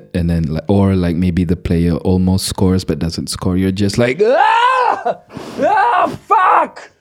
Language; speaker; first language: English; non-native, local second language; Malay